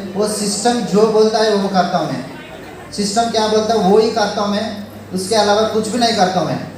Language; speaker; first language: Hindi; non-native, local second language; Telugu